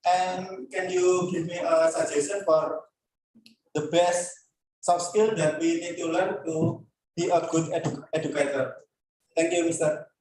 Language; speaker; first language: English; non-native, learner; Indonesian